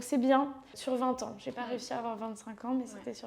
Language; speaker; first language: French; native; French